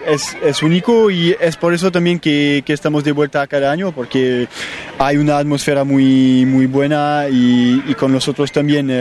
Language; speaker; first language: Spanish; non-native, fluent; French